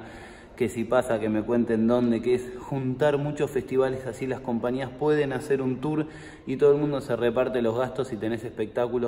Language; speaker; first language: Spanish; native; Spanish